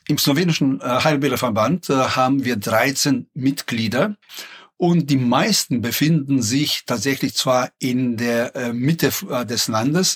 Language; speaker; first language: German; non-native, fluent; Slovenian